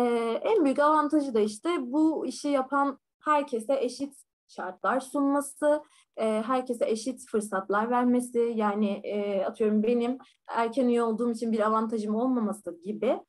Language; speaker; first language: Turkish; native; Turkish